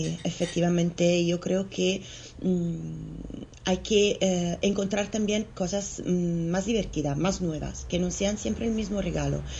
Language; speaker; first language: Spanish; non-native, fluent; Italian